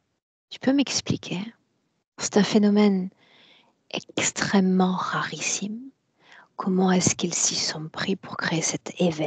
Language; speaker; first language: French; native; French